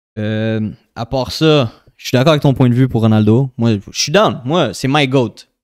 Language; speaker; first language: French; native; French